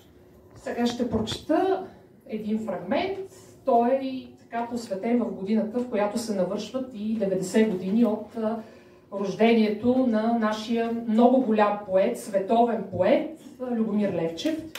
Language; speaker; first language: Bulgarian; native; Bulgarian